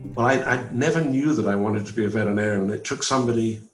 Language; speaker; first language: English; native; English